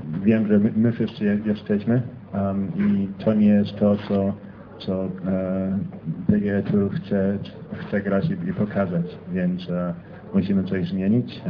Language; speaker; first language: Polish; non-native, fluent; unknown